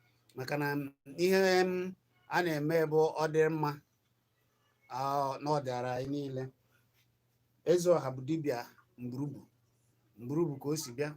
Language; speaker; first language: Igbo; native; Igbo